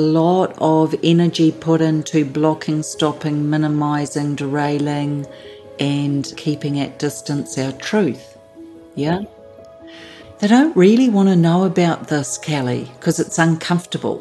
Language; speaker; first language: English; native; English